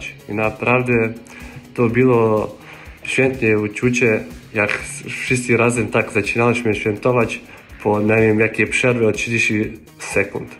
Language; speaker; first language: Polish; non-native, learner; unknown